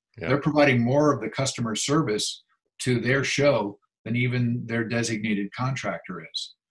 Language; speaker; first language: English; native; English